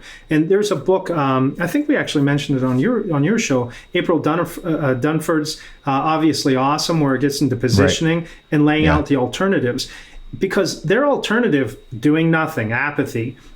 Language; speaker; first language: English; native; English